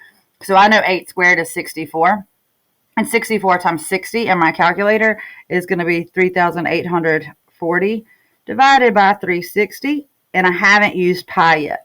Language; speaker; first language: English; native; English